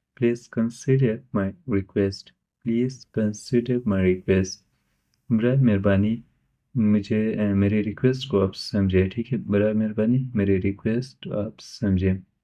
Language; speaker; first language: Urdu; native; Urdu